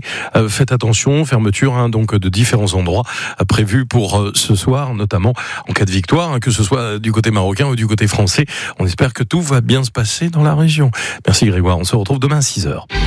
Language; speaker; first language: French; native; French